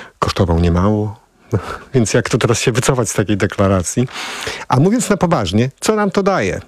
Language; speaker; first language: Polish; native; Polish